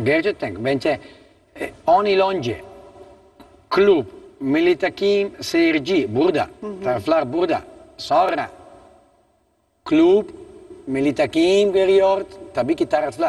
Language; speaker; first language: Turkish; non-native, learner; Italian